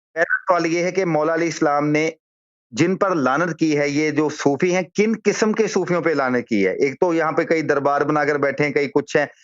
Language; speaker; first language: Urdu; non-native, local second language; Punjabi